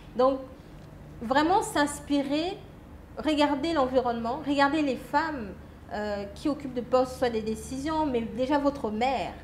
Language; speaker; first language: French; non-native, local second language; Lingala